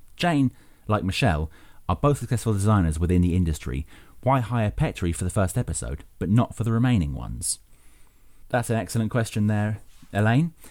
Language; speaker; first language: English; native; English